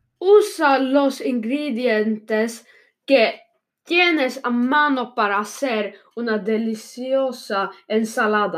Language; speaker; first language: Spanish; non-native, learner; Swedish